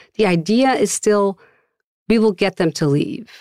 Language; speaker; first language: English; non-native, fluent; Dutch